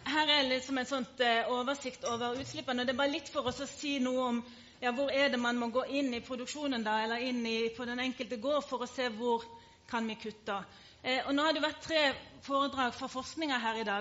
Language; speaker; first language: Norwegian; native; Norwegian